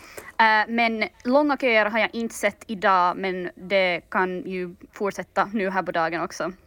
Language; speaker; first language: Swedish; native; Swedish